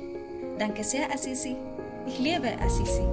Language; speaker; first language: German; non-native, learner; Malayalam